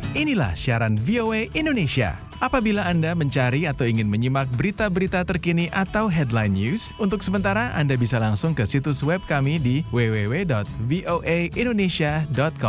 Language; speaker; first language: Indonesian; native; Indonesian